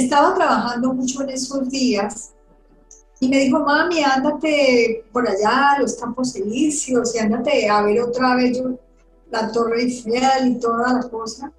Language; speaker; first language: Spanish; native; Spanish